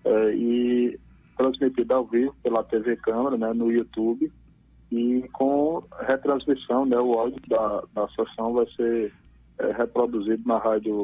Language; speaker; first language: Portuguese; native; Portuguese